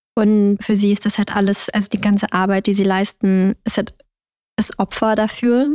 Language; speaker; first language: German; early bilingual, other home language; Vietnamese